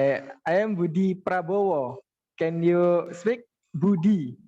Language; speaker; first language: English; non-native, learner; Indonesian